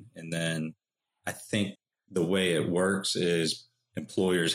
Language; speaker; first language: English; native; English